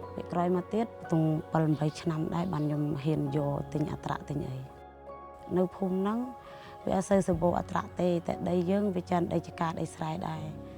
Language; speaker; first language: Khmer; non-native, local second language; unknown